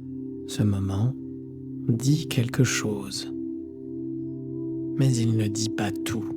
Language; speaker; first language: French; native; French